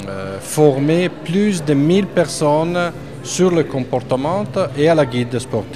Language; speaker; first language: French; non-native, fluent; Italian